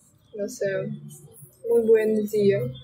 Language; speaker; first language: Spanish; non-native, learner; Russian